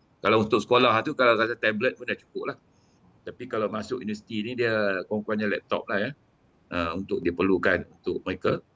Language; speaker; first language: Malay; native; Malay